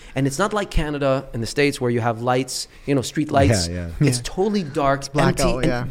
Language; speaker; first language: English; early bilingual, other home language; Arabic